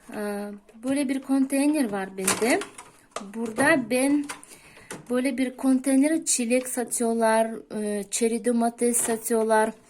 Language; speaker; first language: Turkish; non-native, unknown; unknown